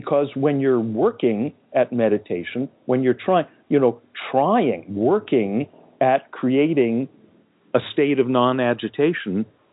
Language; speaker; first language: English; native; English